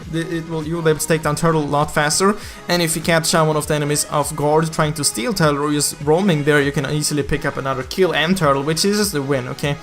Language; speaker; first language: English; non-native, fluent; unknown